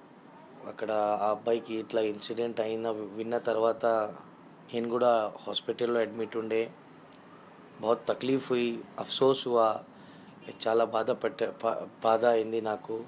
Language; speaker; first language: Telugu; non-native, local second language; Urdu